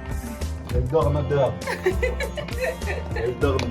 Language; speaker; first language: French; non-native, local second language; Arabic